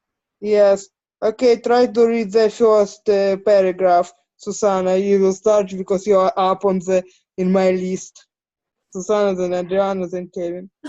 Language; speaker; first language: English; non-native, learner; Ukrainian